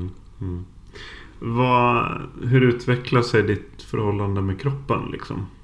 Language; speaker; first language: Swedish; native; Swedish